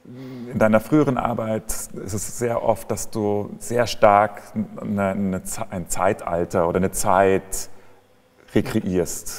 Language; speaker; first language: German; native; German